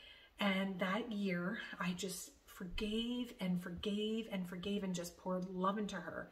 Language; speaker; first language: English; native; English